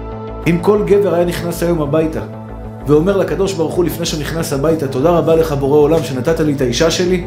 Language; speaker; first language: Hebrew; native; Hebrew